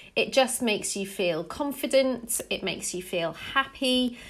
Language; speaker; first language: English; native; English